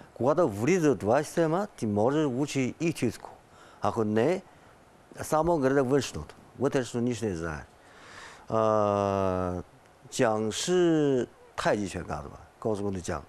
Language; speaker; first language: Bulgarian; non-native, learner; Chinese